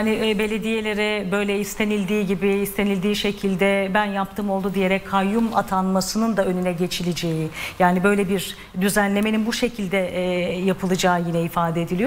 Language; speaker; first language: Turkish; native; Turkish